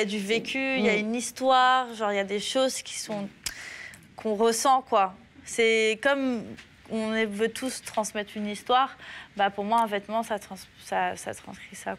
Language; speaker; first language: French; native; French